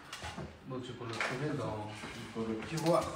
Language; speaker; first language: French; non-native, fluent; Bangla